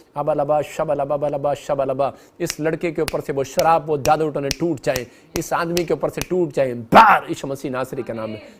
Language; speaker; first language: Hindi; non-native, local second language; Punjabi